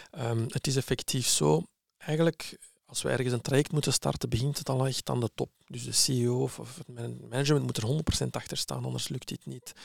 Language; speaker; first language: Dutch; early bilingual, other home language; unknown